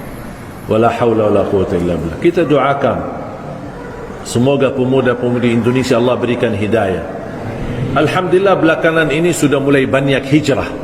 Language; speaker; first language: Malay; non-native, fluent; Arabic